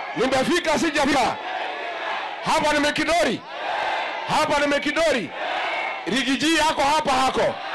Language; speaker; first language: Swahili; non-native, local second language; Kikuyu